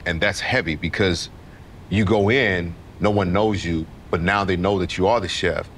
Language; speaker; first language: English; native; English